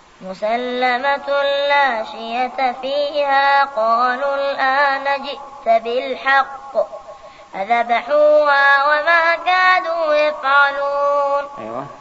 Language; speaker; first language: Arabic; native; Arabic